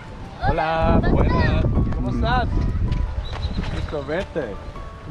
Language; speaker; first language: Spanish; non-native, fluent; English